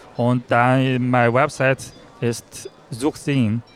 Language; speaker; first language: German; non-native, learner; Chinese